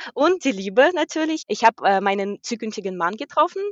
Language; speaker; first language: German; non-native, fluent; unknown